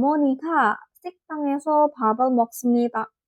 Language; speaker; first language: Korean; non-native, fluent; Indonesian